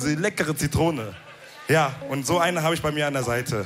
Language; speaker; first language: German; early bilingual, other home language; Wolof